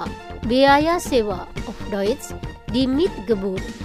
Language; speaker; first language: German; non-native, fluent; Indonesian